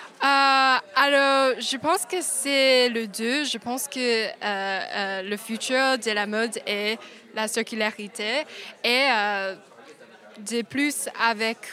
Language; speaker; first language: French; non-native, fluent; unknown